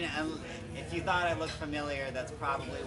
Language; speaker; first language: English; native; English